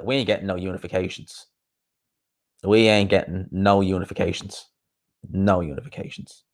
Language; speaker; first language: English; native; English